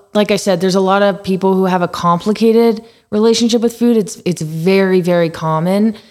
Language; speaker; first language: English; native; English